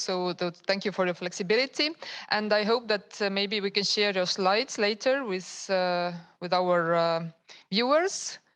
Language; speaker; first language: English; non-native, fluent; Estonian